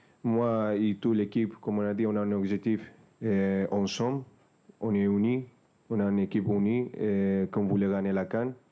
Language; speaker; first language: French; non-native, fluent; Spanish